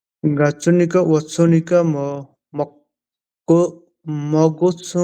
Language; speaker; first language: Korean; non-native, learner; Bangla